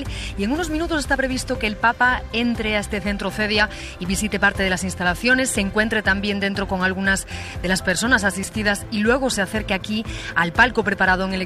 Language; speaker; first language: Spanish; native; Spanish